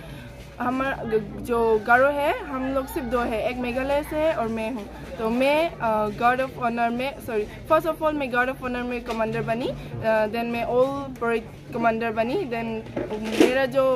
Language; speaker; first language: Hindi; non-native, local second language; Garo